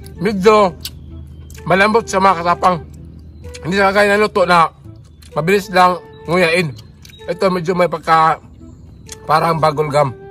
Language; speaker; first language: Filipino; non-native, local second language; Cebuano